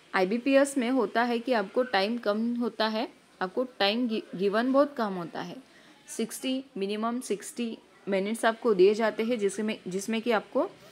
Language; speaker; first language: Hindi; non-native, local second language; Marathi